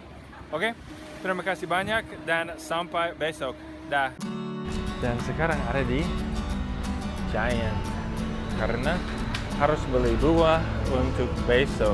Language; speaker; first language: Indonesian; non-native, fluent; English